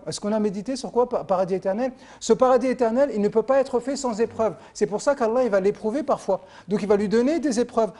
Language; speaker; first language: French; native; French